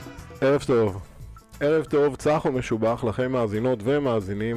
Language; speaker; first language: Hebrew; native; Hebrew